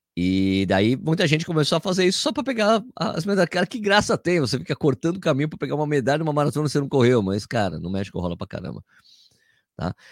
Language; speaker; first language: Portuguese; native; Portuguese